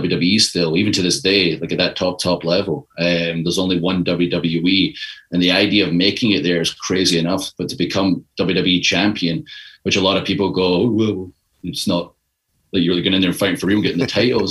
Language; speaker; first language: English; native; English